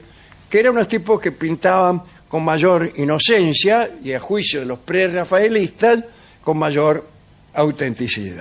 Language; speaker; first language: Spanish; native; Spanish